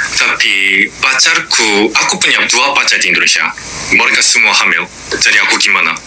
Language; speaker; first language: Indonesian; non-native, fluent; Korean